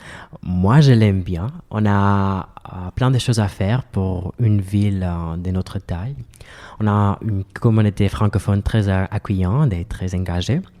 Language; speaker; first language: French; non-native, fluent; Spanish